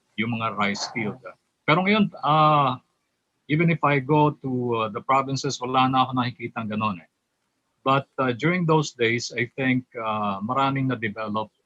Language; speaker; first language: Filipino; native; Filipino